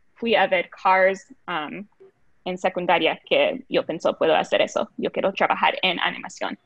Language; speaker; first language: Spanish; early bilingual, other home language; English